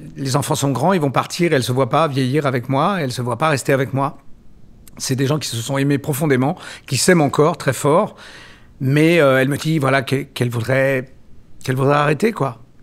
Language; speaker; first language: French; native; French